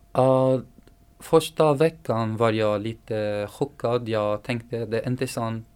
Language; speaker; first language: Swedish; non-native, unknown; Arabic